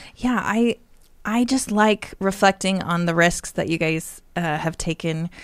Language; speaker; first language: English; native; English